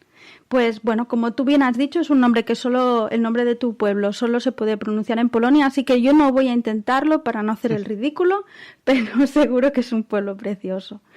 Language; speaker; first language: Spanish; native; Spanish